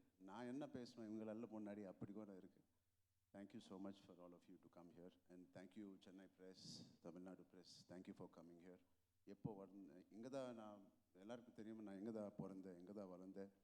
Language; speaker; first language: Tamil; non-native, local second language; Telugu